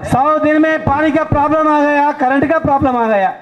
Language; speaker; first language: Hindi; non-native, local second language; Telugu